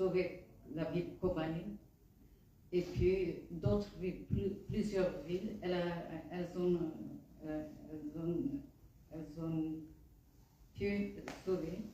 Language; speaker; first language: French; non-native, fluent; Kurdish